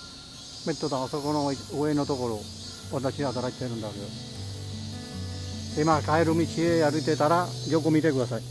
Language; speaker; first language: Japanese; non-native, learner; Spanish